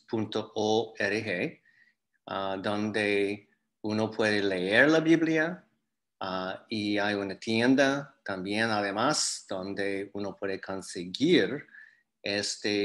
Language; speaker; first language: Spanish; non-native, fluent; English